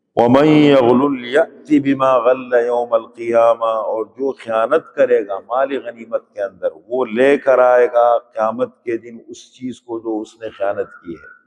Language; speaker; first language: Urdu; native; Urdu